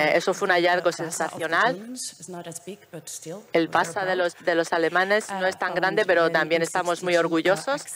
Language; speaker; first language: Spanish; non-native, fluent; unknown